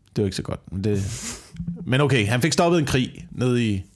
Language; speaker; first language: Danish; native; Danish